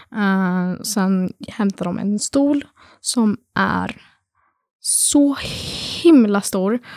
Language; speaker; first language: Swedish; early bilingual, other home language; Arabic